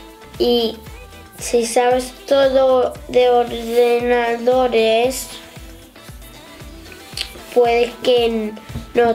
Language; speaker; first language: Spanish; early bilingual, heritage; Spanish